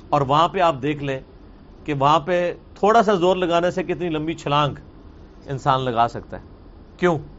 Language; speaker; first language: Urdu; non-native, local second language; Punjabi